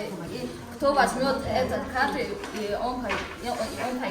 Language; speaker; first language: Russian; non-native, local second language; Tajik